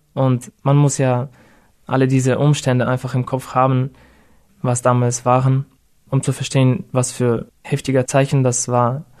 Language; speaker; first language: German; non-native, fluent; Russian